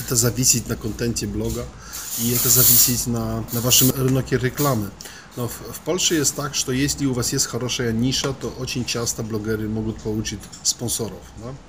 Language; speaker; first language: Russian; non-native, fluent; Polish